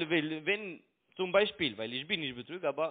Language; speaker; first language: German; non-native, learner; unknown